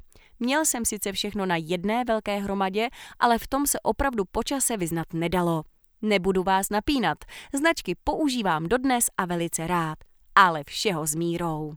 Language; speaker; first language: Czech; native; Czech